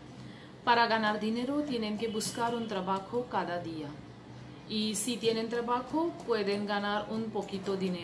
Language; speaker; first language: Spanish; non-native, fluent; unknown